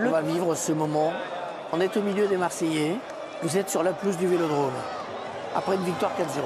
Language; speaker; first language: French; native; French